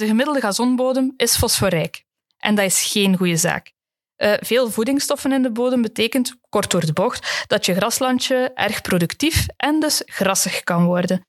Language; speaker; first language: Dutch; native; Dutch